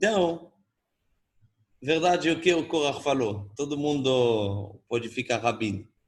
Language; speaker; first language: Portuguese; non-native, fluent; Hebrew